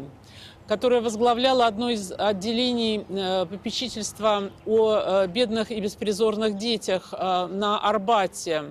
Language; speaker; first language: Russian; native; Russian